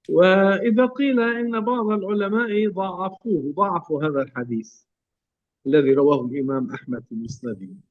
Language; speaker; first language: Arabic; native; Arabic